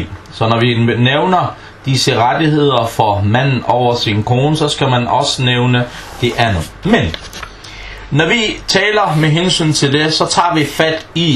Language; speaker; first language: Danish; non-native, fluent; Arabic